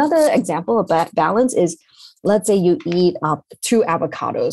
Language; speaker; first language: English; non-native, local second language; Chinese